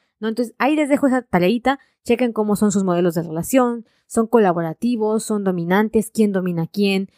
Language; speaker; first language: Spanish; native; Spanish